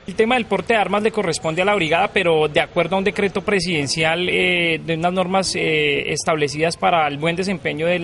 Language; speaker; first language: Spanish; native; Spanish